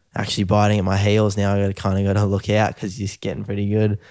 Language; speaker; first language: English; native; English